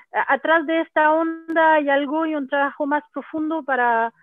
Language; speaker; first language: Spanish; non-native, fluent; French